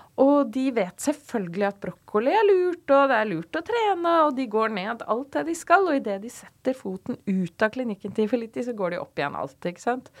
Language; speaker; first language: Norwegian; native; Norwegian